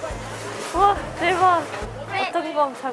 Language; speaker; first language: Korean; non-native, learner; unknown